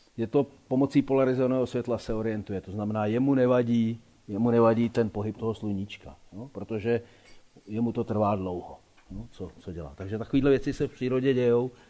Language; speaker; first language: Czech; native; Czech